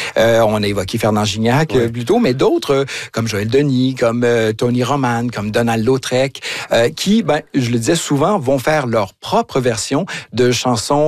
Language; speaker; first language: French; native; French